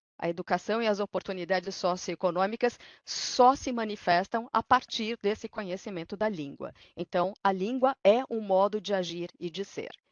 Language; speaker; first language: Portuguese; native; Portuguese